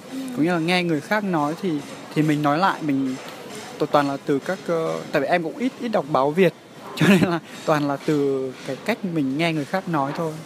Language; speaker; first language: Vietnamese; early bilingual, heritage; Vietnamese